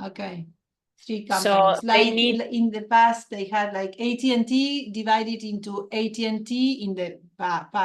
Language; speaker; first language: English; non-native, fluent; Spanish